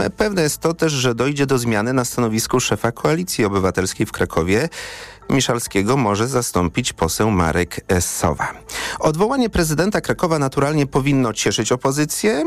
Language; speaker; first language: Polish; native; Polish